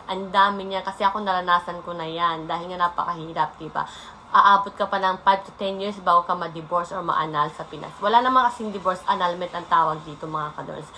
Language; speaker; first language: Filipino; native; Filipino